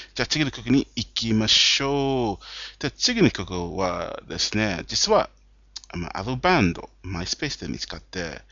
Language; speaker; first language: Japanese; non-native, fluent; English